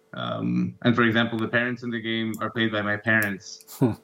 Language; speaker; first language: English; non-native, fluent; Spanish